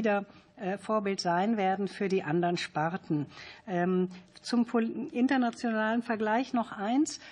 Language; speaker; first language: German; native; German